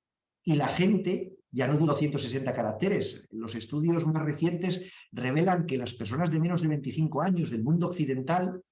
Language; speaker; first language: Spanish; native; Spanish